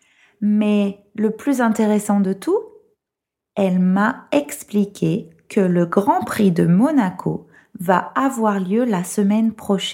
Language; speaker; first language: French; non-native, fluent; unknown